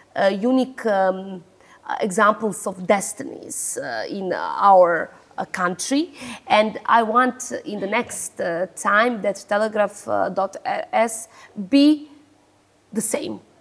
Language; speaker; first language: English; non-native, learner; Serbian